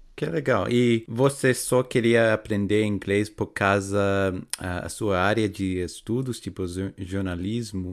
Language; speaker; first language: Portuguese; non-native, fluent; English